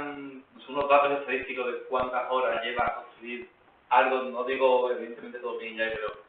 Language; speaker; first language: Spanish; native; Spanish